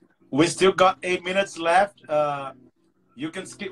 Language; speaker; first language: English; non-native, fluent; Portuguese